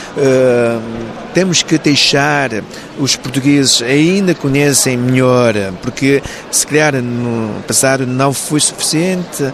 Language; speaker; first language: Portuguese; non-native, local second language; Cantonese